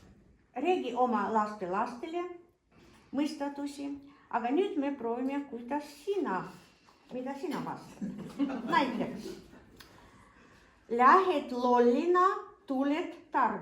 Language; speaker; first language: Estonian; non-native, local second language; Russian